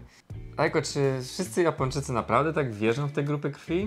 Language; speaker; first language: Polish; native; Polish